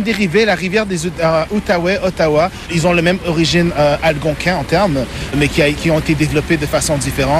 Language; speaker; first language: French; native; French